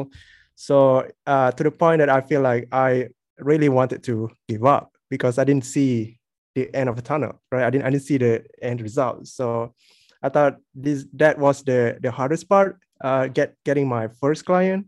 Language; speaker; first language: English; non-native, local second language; Malay